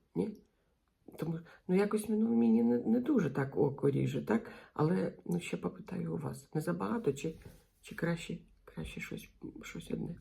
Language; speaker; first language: Ukrainian; non-native, local second language; Russian